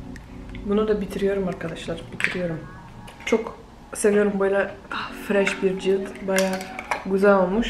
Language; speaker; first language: Turkish; non-native, fluent; Polish